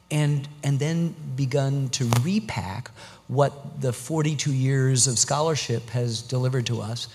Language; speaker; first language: English; native; English